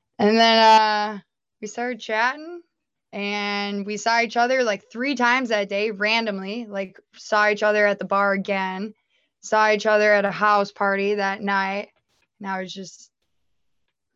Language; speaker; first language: English; native; English